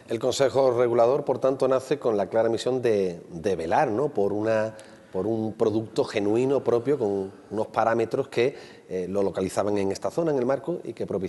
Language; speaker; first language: Spanish; native; Spanish